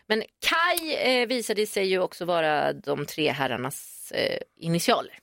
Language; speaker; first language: Swedish; native; Swedish